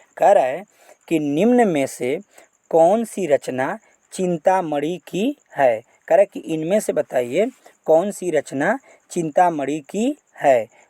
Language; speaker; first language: Hindi; native; Hindi